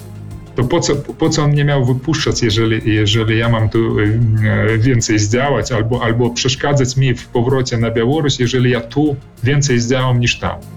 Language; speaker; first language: Polish; early bilingual, heritage; Polish